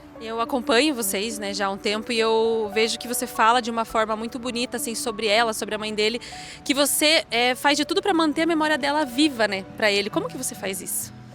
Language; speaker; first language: Portuguese; native; Portuguese